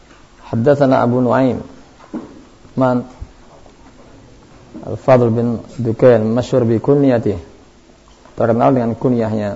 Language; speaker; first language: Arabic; non-native, fluent; Indonesian